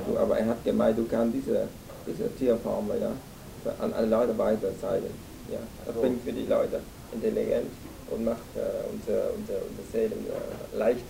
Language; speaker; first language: German; non-native, fluent; Vietnamese